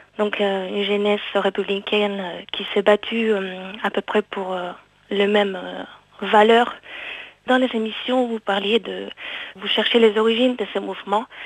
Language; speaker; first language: French; non-native, fluent; Spanish